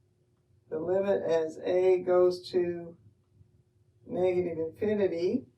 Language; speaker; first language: English; native; English